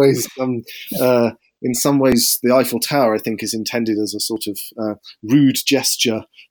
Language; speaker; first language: English; native; English